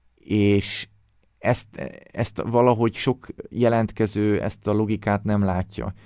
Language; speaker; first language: Hungarian; early bilingual, heritage; Hungarian